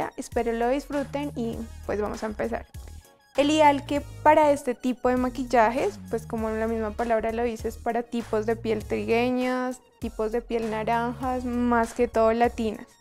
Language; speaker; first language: Spanish; native; Spanish